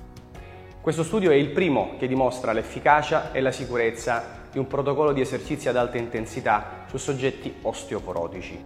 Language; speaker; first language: Italian; native; Italian